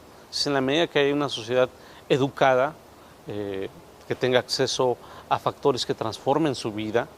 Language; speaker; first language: Spanish; native; Spanish